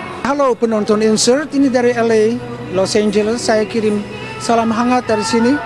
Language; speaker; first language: Indonesian; early bilingual, heritage; Dutch